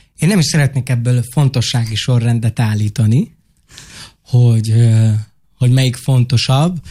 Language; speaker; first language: Hungarian; native; Hungarian